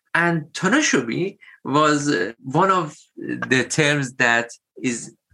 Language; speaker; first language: English; non-native, fluent; Persian